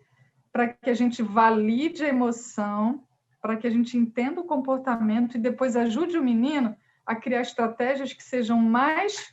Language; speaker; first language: Portuguese; native; Portuguese